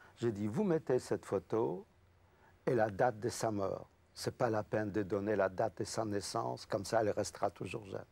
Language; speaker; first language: French; non-native, fluent; Yiddish